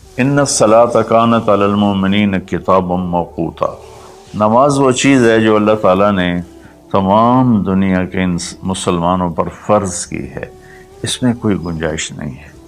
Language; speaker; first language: Urdu; non-native, local second language; Punjabi